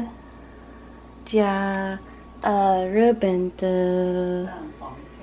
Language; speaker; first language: Chinese; non-native, learner; English